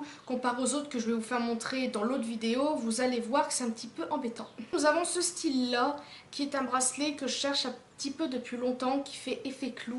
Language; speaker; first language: French; native; French